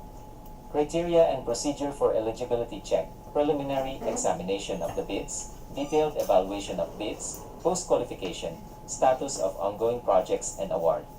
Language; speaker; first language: English; non-native, local second language; Cebuano